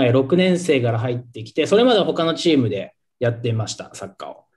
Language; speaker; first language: Japanese; native; Japanese